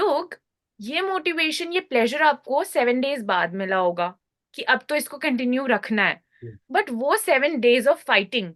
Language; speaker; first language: Hindi; native; Hindi